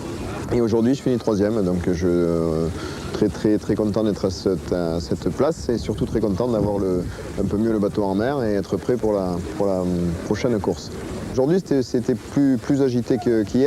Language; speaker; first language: French; native; French